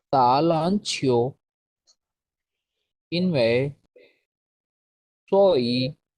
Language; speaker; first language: Chinese; non-native, learner; Urdu